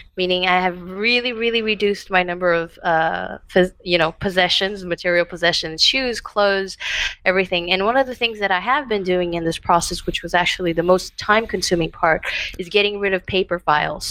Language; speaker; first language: English; non-native, fluent; Portuguese